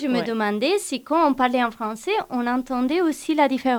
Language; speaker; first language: French; non-native, fluent; Italian